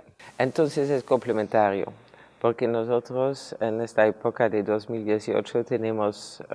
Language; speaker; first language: Spanish; non-native, fluent; Dutch